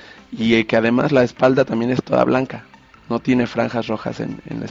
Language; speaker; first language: Spanish; native; Spanish